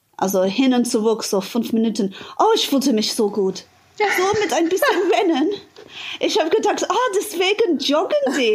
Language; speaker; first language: German; non-native, fluent; English